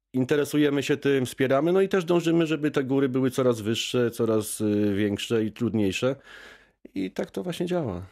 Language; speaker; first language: Polish; native; Polish